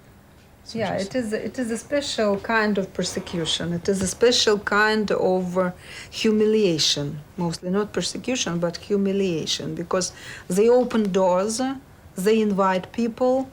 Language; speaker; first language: English; non-native, learner; Russian